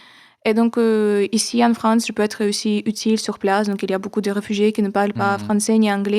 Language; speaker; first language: French; non-native, fluent; Ukrainian